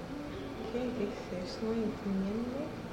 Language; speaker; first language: Spanish; non-native, learner; Swedish